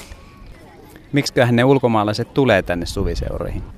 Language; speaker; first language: Finnish; native; Finnish